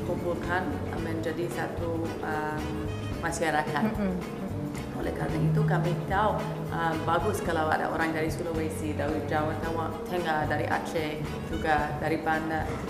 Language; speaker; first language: Indonesian; non-native, fluent; English